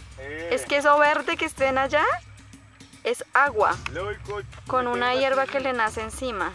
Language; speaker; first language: Spanish; native; Spanish